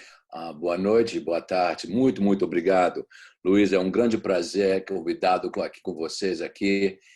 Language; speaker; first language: Portuguese; early bilingual, heritage; Portuguese